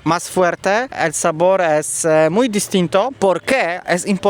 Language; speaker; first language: Spanish; non-native, learner; Polish